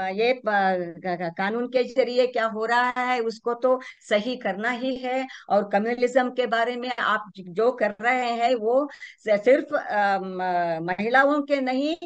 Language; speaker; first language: Hindi; non-native, local second language; Kannada